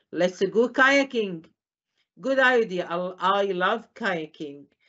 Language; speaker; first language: English; non-native, fluent; Arabic